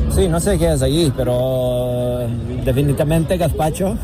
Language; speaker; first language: Spanish; non-native, learner; English